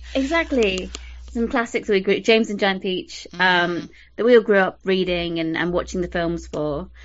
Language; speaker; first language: English; native; English